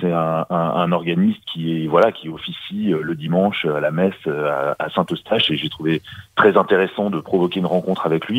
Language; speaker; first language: French; native; French